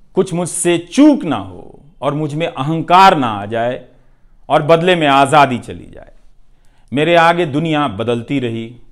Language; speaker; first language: Hindi; non-native, local second language; Bhojpuri